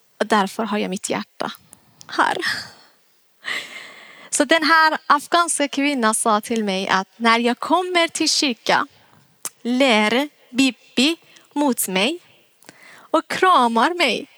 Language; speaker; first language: Swedish; non-native, fluent; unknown